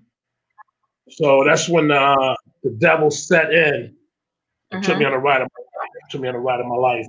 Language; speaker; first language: English; native; English